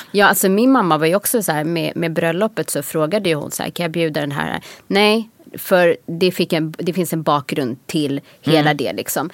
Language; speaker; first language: Swedish; native; Swedish